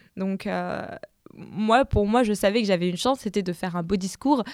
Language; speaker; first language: French; native; French